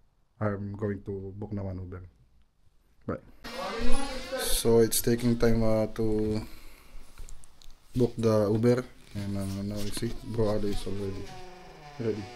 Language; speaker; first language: English; non-native, local second language; Filipino